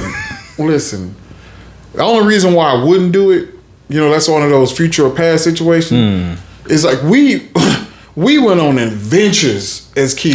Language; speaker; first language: English; native; English